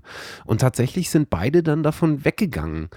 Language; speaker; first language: German; native; German